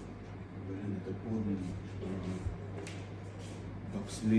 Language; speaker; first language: Russian; native; Russian